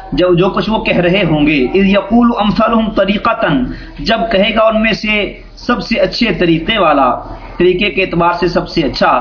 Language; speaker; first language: Urdu; native; Urdu